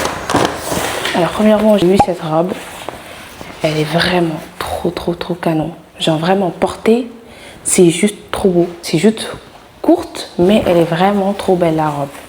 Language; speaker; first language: French; non-native, local second language; Wolof